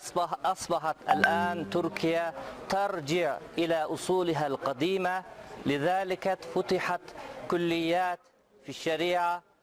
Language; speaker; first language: Arabic; non-native, fluent; Turkish